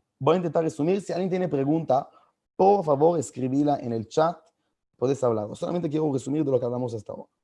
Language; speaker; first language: Spanish; non-native, fluent; Hebrew